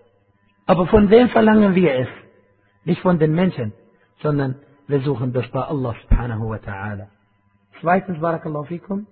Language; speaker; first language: German; non-native, fluent; Arabic